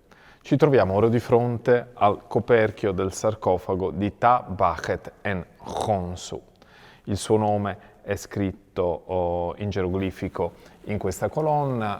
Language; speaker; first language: Italian; native; Italian